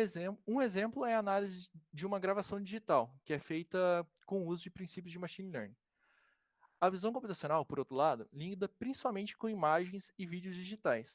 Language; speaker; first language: Portuguese; native; Portuguese